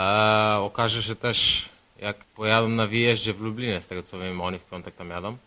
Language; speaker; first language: Polish; non-native, fluent; Slovenian